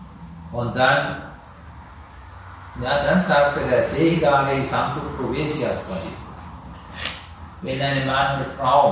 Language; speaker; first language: German; non-native, learner; Sinhala